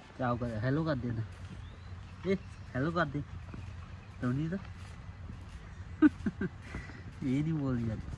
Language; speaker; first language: Punjabi; native; Punjabi